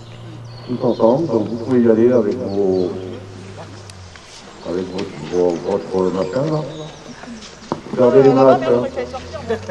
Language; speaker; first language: French; native; French